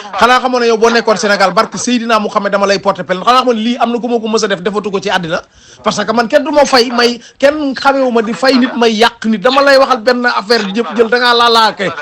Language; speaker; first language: Wolof; native; Wolof